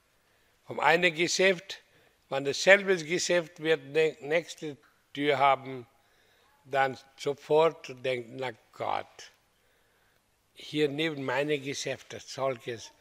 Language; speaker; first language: German; non-native, learner; Hindi